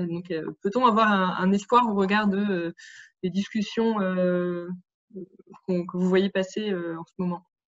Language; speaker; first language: French; native; French